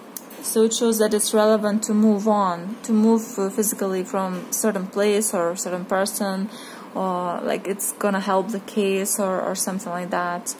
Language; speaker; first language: English; non-native, fluent; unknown